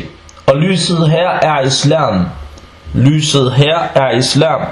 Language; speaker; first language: Danish; non-native, fluent; Arabic